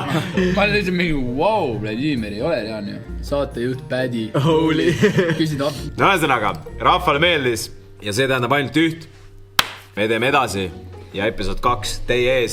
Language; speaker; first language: Estonian; native; Estonian